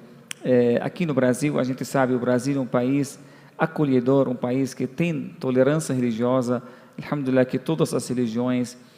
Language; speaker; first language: Portuguese; non-native, fluent; Arabic